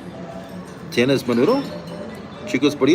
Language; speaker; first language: Spanish; non-native, learner; English